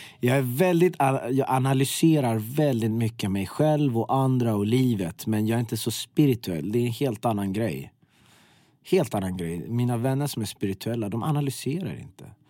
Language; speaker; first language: Swedish; early bilingual, other home language; Persian